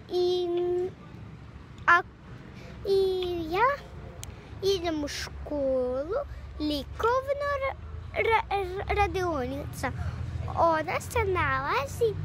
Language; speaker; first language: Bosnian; early bilingual, other home language; Russian